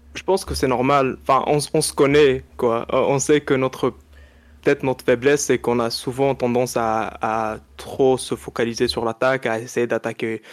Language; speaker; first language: French; non-native, local second language; Arabic